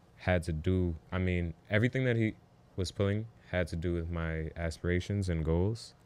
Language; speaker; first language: English; native; English